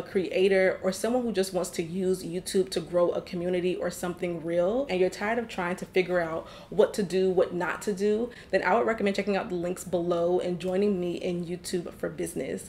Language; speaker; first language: English; native; English